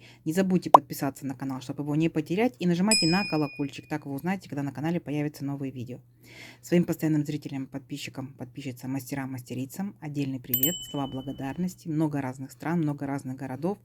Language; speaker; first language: Russian; native; Russian